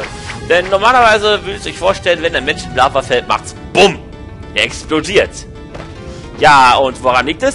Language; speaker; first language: German; native; German